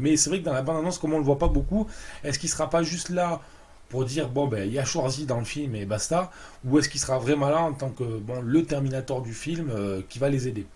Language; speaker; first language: French; native; French